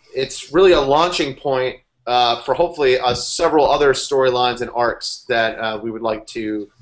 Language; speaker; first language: English; native; English